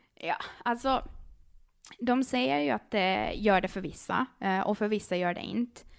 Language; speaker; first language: Swedish; native; Swedish